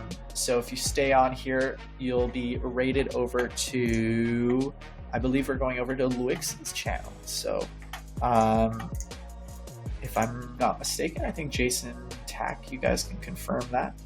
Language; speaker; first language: English; native; English